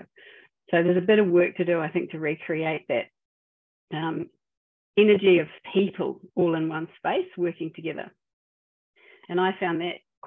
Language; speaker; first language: English; native; English